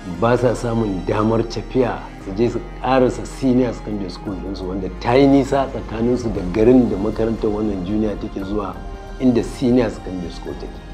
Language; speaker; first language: Hausa; native; Hausa